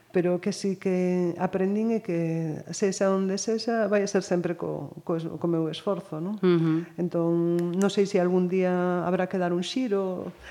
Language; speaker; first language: Galician; native; Galician